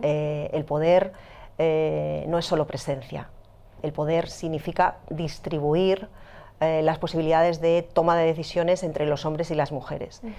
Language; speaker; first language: Spanish; native; Spanish